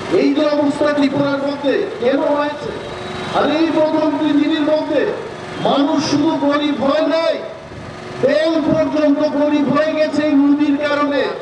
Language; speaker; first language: Bangla; non-native, local second language; Kok Borok